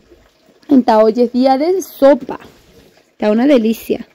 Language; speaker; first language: Spanish; non-native, learner; Portuguese